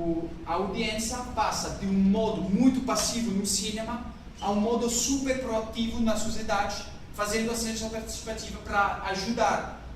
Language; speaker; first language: Portuguese; non-native, learner; French